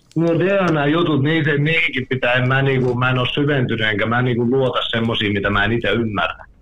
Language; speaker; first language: Finnish; native; Finnish